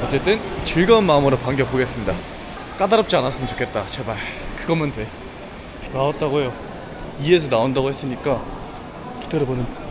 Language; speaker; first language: Korean; native; Korean